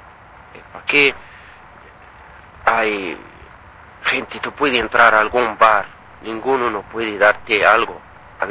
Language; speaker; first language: Spanish; non-native, learner; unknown